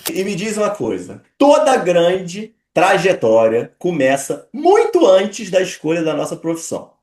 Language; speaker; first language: Portuguese; native; Portuguese